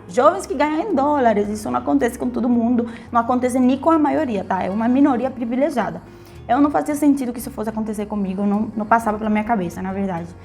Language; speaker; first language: Portuguese; non-native, fluent; Spanish